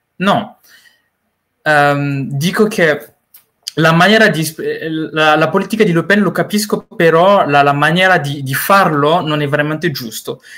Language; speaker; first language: Italian; non-native, learner; Malagasy